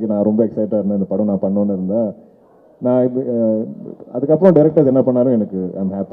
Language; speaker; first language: Tamil; non-native, local second language; Malayalam